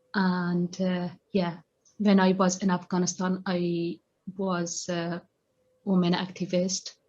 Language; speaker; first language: English; non-native, learner; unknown